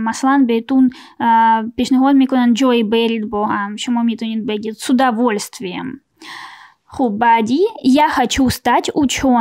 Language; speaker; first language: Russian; non-native, fluent; Persian